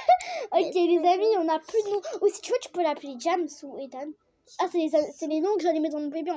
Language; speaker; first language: French; native; French